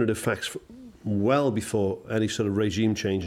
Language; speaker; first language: English; native; English